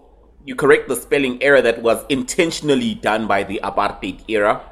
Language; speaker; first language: English; native; English